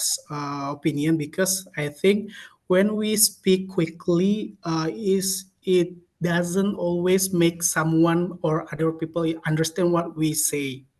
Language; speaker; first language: English; non-native, learner; Indonesian